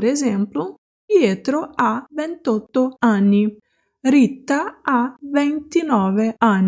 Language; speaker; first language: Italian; non-native, fluent; Portuguese